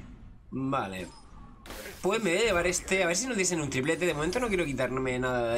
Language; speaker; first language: Spanish; native; Spanish